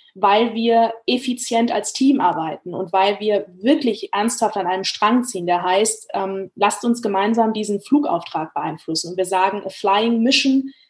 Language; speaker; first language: German; native; German